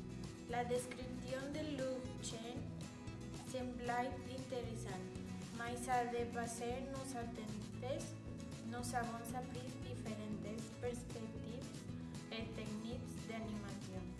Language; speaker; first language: French; non-native, learner; Spanish